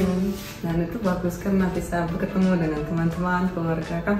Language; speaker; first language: Indonesian; non-native, fluent; Russian